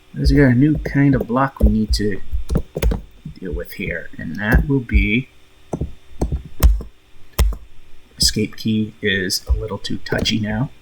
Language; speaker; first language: English; native; English